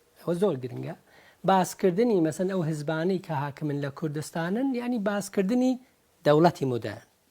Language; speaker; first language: Central Kurdish; early bilingual, heritage; Central Kurdish